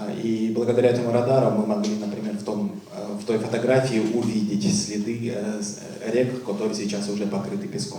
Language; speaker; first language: Russian; native; Russian